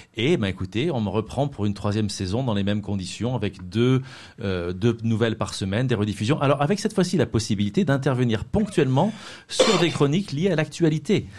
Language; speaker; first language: French; native; French